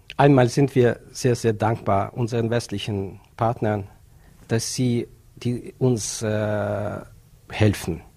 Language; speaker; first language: German; non-native, fluent; Ukrainian